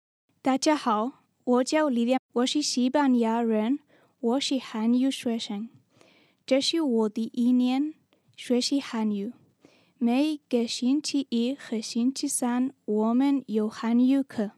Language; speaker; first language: Chinese; non-native, learner; Spanish